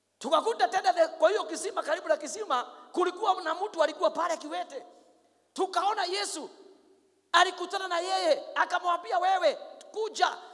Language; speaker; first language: Swahili; non-native, local second language; Kikuyu